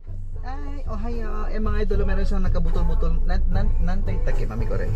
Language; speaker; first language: Filipino; native; Filipino